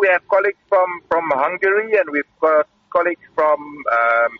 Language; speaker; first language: English; non-native, local second language; Afrikaans